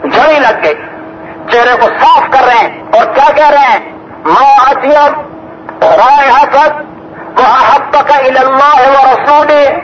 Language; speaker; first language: Urdu; non-native, local second language; Punjabi